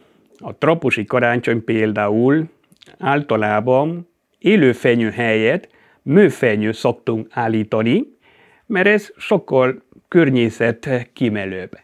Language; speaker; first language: Hungarian; non-native, fluent; Spanish